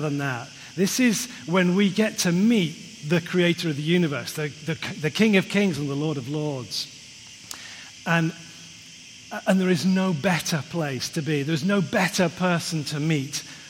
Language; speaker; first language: English; native; English